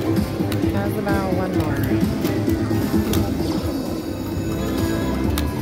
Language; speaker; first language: English; native; English